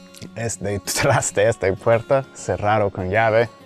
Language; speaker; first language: Spanish; non-native, fluent; English